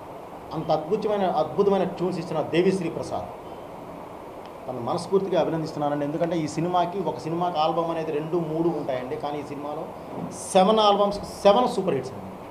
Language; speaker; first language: Telugu; native; Telugu